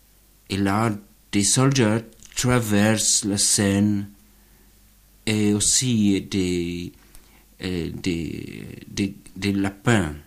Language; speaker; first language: French; non-native, learner; English